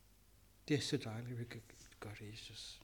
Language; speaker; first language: Danish; non-native, learner; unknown